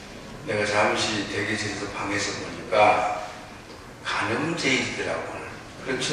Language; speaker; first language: Korean; native; Korean